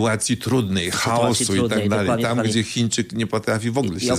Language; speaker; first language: Polish; native; Polish